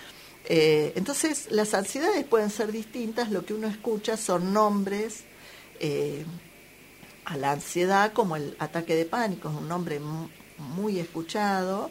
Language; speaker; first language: Spanish; native; Spanish